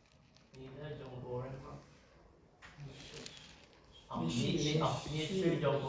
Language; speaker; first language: Chinese; non-native, learner; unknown